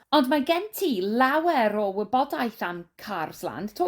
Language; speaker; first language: Welsh; non-native, learner; English